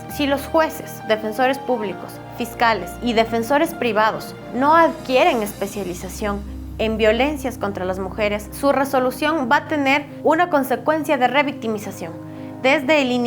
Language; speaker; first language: Spanish; native; Spanish